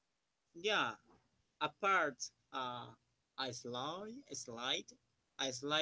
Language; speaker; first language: English; non-native, learner; Spanish